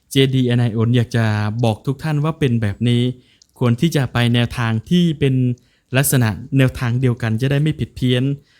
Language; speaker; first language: Thai; non-native, local second language; Northern Khmer